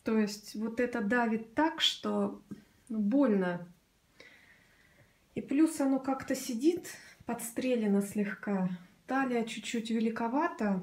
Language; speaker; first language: Russian; native; Russian